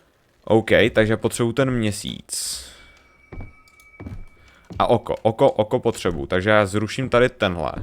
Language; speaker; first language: Czech; native; Czech